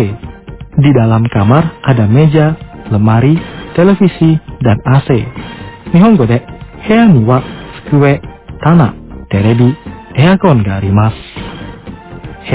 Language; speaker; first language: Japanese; non-native, fluent; Indonesian